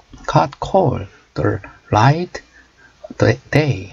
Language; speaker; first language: English; non-native, fluent; Korean